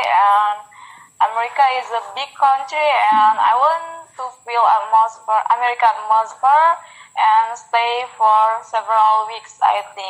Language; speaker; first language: English; non-native, learner; Indonesian